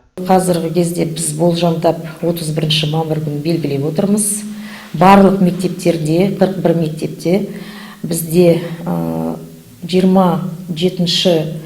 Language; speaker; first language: Kazakh; native; Kazakh